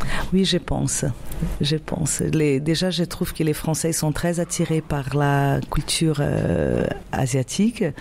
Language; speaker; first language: French; non-native, fluent; Portuguese